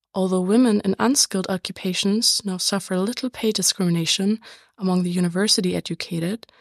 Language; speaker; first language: English; non-native, fluent; German